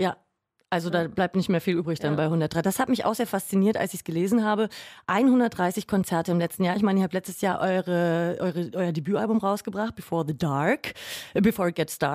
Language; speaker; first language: German; native; German